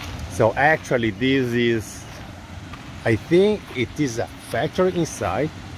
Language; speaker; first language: English; non-native, fluent; Portuguese